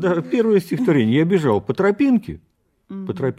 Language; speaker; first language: Russian; native; Russian